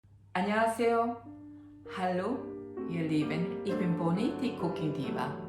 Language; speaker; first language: German; non-native, local second language; Korean